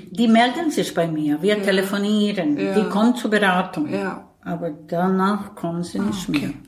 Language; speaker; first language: German; non-native, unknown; Bosnian